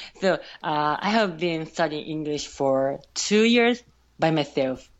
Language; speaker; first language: English; non-native, learner; Japanese